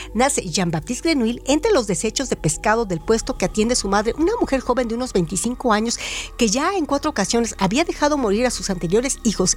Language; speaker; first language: Spanish; native; Spanish